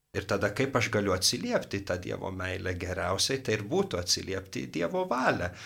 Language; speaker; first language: Lithuanian; native; Lithuanian